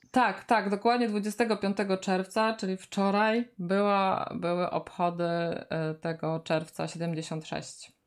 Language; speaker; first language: Polish; native; Polish